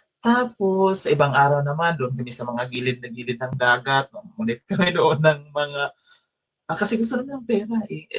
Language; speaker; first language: Filipino; non-native, local second language; Cebuano